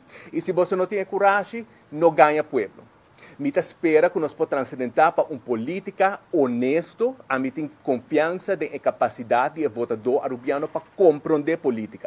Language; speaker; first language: Spanish; non-native, learner; Papiamento